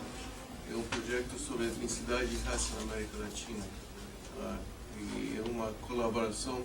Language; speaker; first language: Portuguese; non-native, fluent; English